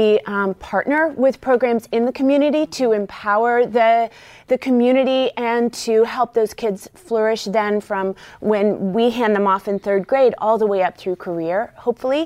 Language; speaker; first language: English; native; English